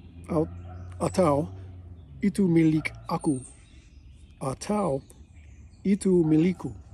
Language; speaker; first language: Indonesian; non-native, learner; English